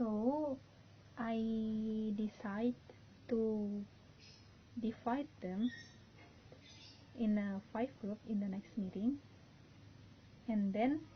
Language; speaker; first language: English; non-native, learner; Indonesian